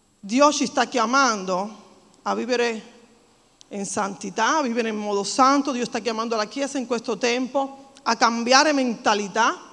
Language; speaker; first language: Italian; non-native, fluent; Spanish